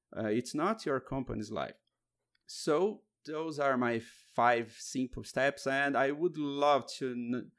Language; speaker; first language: English; non-native, fluent; Portuguese